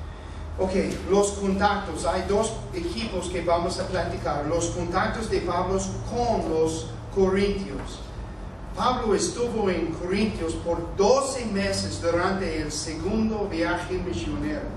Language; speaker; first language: Spanish; non-native, fluent; English